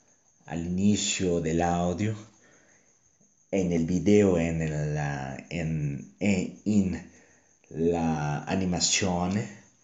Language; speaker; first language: Italian; non-native, learner; Spanish